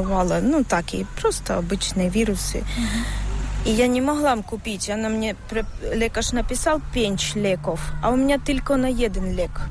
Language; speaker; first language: Ukrainian; non-native, local second language; Russian